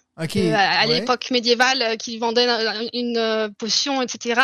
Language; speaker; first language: French; early bilingual, heritage; German